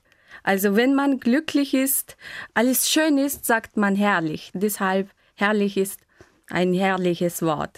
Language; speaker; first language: German; non-native, fluent; Mongolian